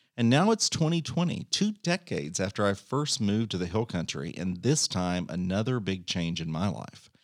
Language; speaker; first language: English; native; English